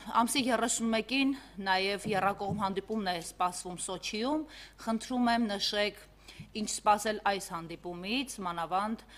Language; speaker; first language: Armenian; native; Armenian